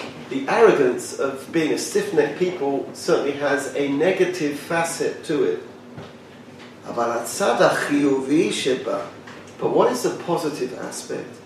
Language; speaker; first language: English; native; English